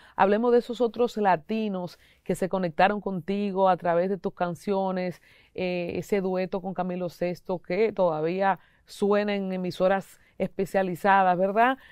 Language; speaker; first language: Spanish; native; Spanish